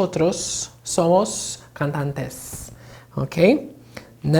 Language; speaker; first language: Spanish; non-native, fluent; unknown